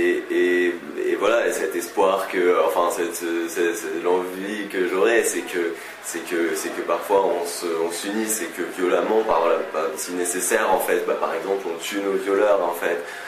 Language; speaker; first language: French; native; French